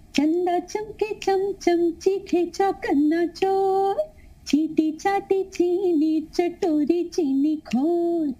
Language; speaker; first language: Hindi; non-native, local second language; Tamil